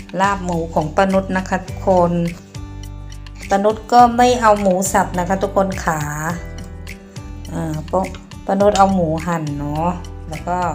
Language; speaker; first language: Thai; non-native, local second language; Northeastern Thai